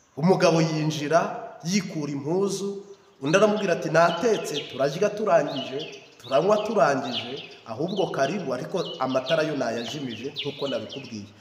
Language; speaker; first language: Kinyarwanda; native; Kinyarwanda